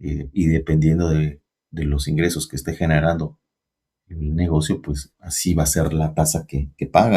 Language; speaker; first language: Spanish; native; Spanish